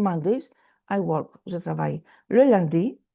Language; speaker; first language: French; non-native, fluent; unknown